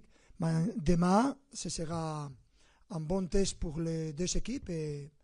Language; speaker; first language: French; non-native, fluent; Spanish